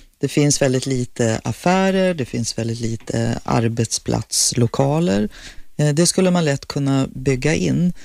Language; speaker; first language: Swedish; native; Swedish